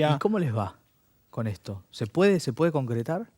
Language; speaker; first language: Spanish; native; Spanish